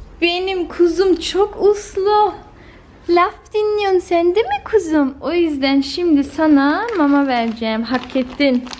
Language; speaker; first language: Turkish; early bilingual, heritage; Turkish